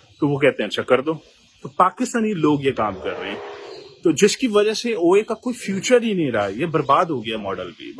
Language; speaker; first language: Urdu; native; Urdu